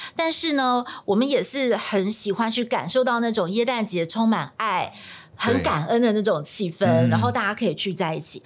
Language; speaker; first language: Chinese; native; Chinese